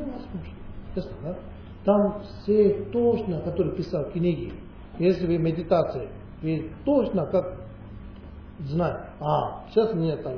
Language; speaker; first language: Russian; non-native, learner; Tibetan